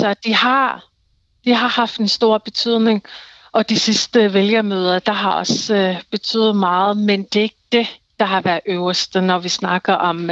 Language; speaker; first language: Danish; non-native, local second language; Kalaallisut